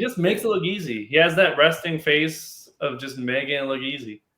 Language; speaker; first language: English; native; English